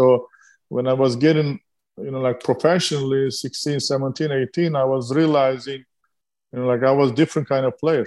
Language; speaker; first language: English; non-native, fluent; Turkish